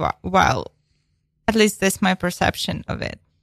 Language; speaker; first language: English; non-native, fluent; Ukrainian